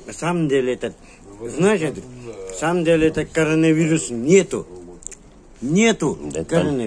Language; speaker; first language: Russian; non-native, local second language; Kyrgyz